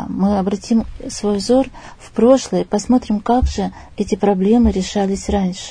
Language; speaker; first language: Russian; native; Russian